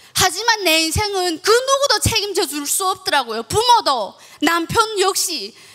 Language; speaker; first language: Korean; early bilingual, heritage; Korean